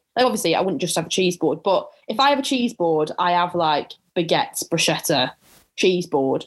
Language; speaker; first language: English; native; English